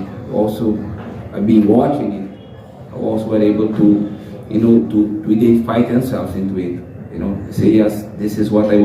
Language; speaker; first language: English; non-native, fluent; Spanish